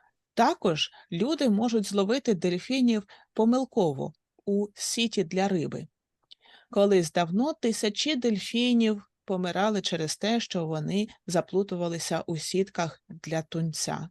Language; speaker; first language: Ukrainian; native; Ukrainian